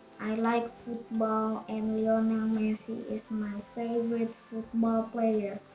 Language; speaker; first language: English; non-native, learner; Indonesian